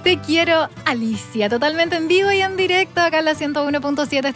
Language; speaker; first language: Spanish; native; Spanish